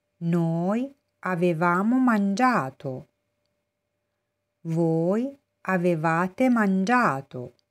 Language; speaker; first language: Italian; non-native, fluent; Persian